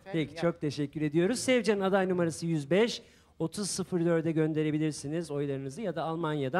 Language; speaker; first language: Turkish; native; Turkish